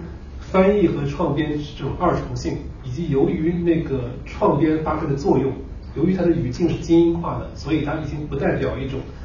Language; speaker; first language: Chinese; native; Chinese